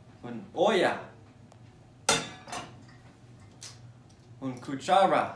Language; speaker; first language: Spanish; non-native, learner; English